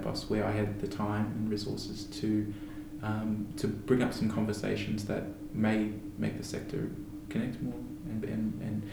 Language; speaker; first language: English; native; English